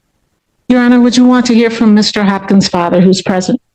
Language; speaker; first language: English; native; English